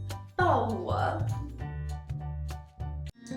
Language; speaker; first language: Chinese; non-native, learner; Arabic